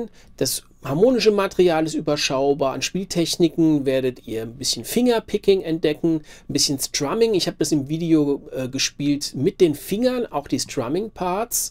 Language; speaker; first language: German; native; German